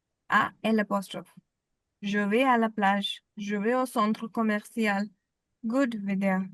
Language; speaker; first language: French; non-native, fluent; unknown